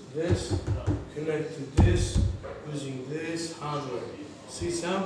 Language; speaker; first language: English; non-native, learner; Russian